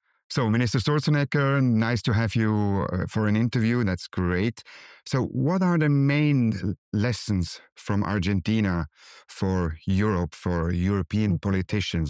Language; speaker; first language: English; non-native, fluent; German